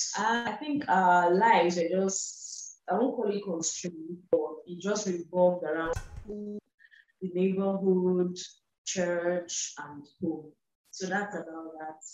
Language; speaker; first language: English; non-native, local second language; Igbo